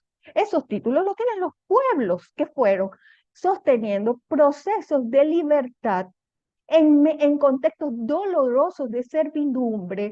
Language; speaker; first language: Spanish; native; Spanish